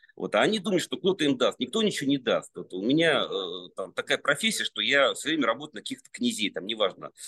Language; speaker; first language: Russian; native; Russian